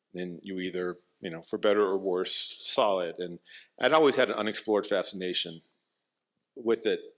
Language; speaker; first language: English; native; English